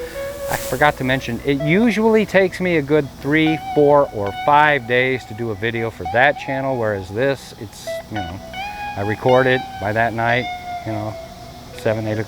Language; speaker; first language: English; native; English